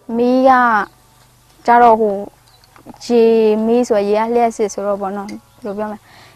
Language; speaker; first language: Burmese; native; Burmese